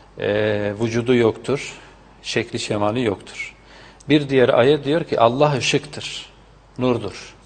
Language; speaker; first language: Turkish; non-native, fluent; Spanish